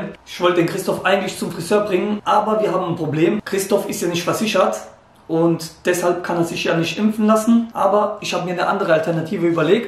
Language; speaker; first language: German; native; German